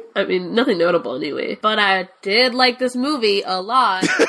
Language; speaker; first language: English; non-native, fluent; Spanish